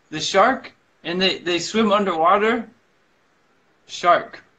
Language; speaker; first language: English; native; English